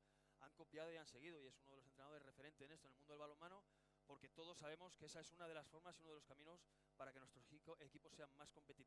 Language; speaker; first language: Spanish; native; Spanish